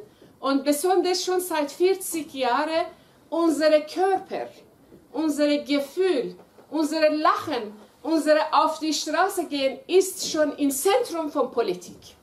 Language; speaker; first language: German; non-native, fluent; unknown